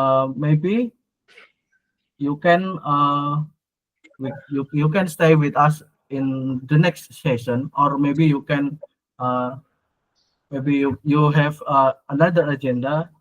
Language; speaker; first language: English; non-native, learner; Indonesian